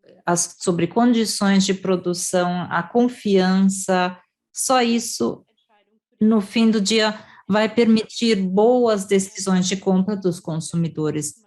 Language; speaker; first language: Portuguese; non-native, fluent; German